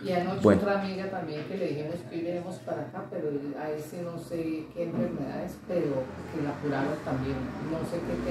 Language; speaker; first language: Spanish; native; Spanish